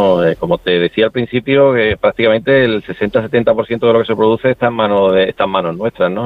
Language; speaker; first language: Spanish; native; Spanish